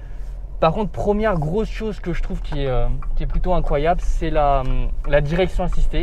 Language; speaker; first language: French; native; French